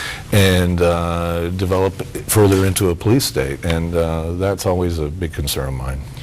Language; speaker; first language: English; native; English